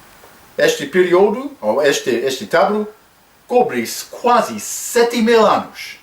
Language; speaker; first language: Portuguese; non-native, fluent; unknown